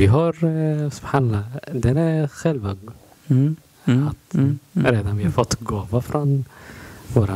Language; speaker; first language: Swedish; non-native, learner; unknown